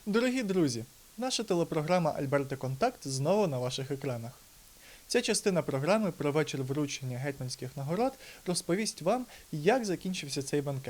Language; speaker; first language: Ukrainian; native; Ukrainian